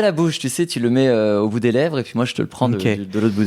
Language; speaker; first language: French; native; French